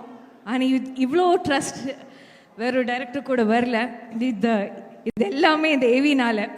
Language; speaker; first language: Tamil; non-native, fluent; Malayalam